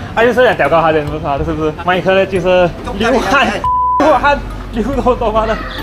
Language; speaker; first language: Chinese; native; Chinese